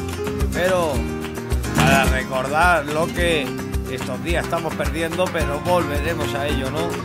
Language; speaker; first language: Spanish; native; Spanish